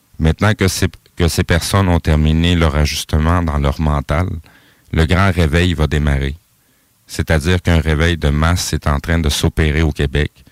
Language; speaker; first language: French; native; French